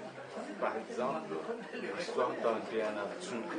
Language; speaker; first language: French; non-native, local second language; Comorian